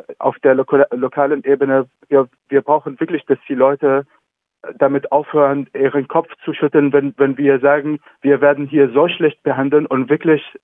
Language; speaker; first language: German; non-native, fluent; Arabic